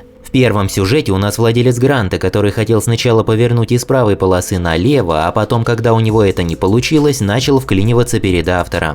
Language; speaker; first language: Russian; native; Russian